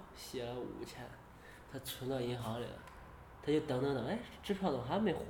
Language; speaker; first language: Chinese; native; Chinese